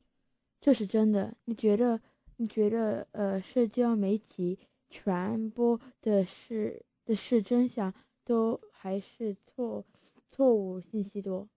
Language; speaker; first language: Chinese; early bilingual, heritage; Chinese